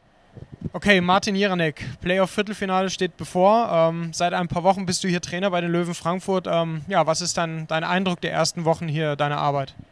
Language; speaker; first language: German; native; German